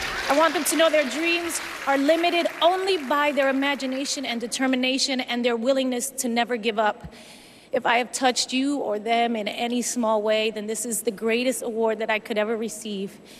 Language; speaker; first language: English; early bilingual, other home language; Spanish